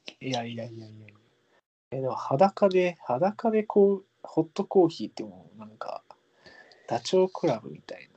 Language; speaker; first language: Japanese; native; Japanese